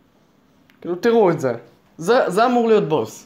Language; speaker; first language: Hebrew; native; Hebrew